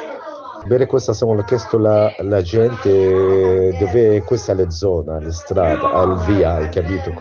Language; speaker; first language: Italian; non-native, learner; Arabic